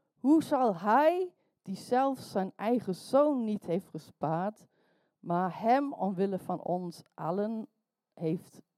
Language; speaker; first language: Dutch; non-native, fluent; English